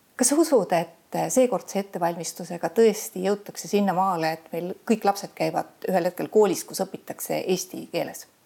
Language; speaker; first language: Estonian; native; Estonian